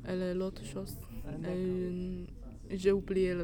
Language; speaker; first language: French; non-native, learner; Chinese